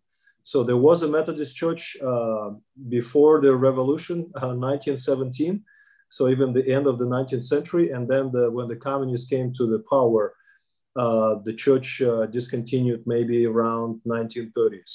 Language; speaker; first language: English; non-native, fluent; Kazakh